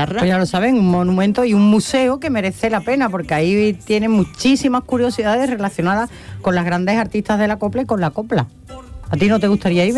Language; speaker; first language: Spanish; native; Spanish